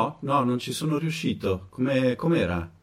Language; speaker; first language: Italian; native; Italian